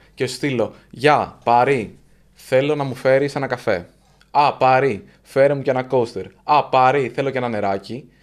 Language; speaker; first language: Greek; native; Greek